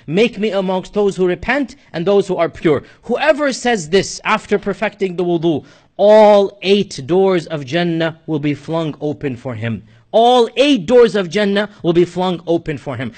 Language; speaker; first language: English; native; English